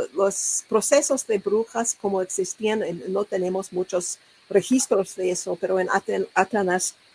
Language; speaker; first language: Spanish; non-native, learner; English